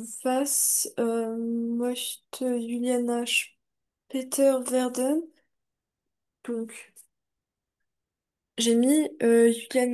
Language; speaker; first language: German; non-native, learner; French